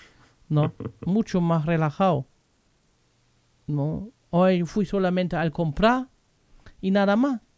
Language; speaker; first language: Spanish; non-native, fluent; German